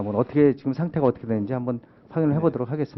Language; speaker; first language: Korean; native; Korean